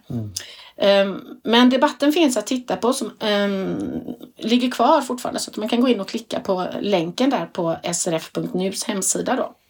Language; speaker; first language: Swedish; native; Swedish